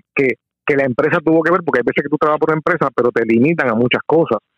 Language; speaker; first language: Spanish; native; Spanish